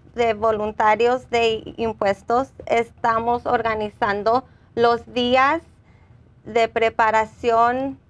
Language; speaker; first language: Spanish; early bilingual, heritage; Spanish